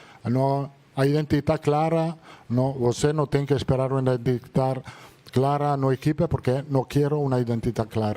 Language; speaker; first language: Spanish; non-native, fluent; Italian